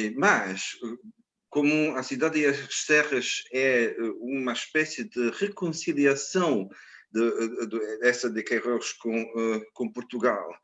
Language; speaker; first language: Portuguese; non-native, fluent; Croatian